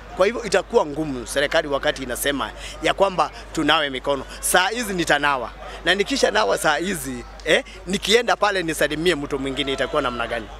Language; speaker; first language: Swahili; native; Swahili